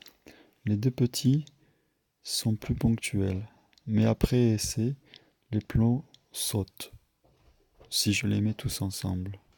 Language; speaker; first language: French; native; French